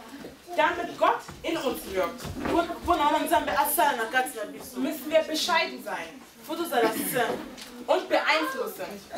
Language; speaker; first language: German; early bilingual, heritage; Lingala